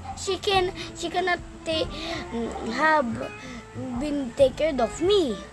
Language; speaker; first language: English; non-native, fluent; Arabic